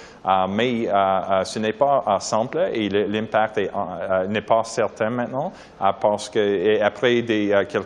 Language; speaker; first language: French; non-native, local second language; English